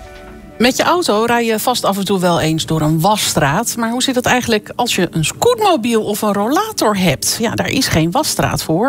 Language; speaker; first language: Dutch; native; Dutch